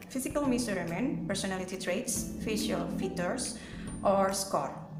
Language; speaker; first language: English; non-native, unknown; Indonesian